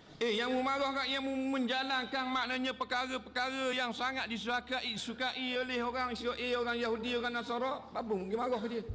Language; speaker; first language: Malay; native; Malay